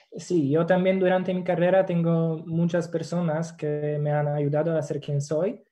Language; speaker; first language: Spanish; non-native, fluent; Polish